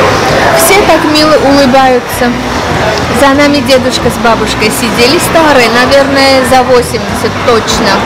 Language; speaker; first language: Russian; non-native, fluent; Armenian